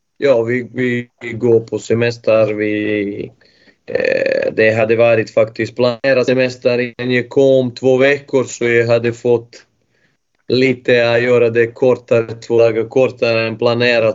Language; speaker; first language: Swedish; non-native, fluent; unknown